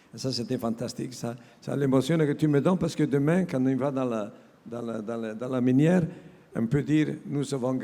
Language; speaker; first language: French; non-native, learner; Italian